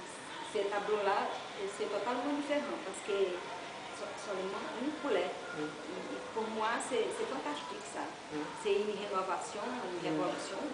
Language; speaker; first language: French; non-native, learner; Portuguese